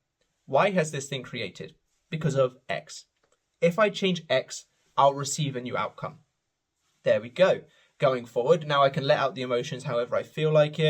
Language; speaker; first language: English; native; English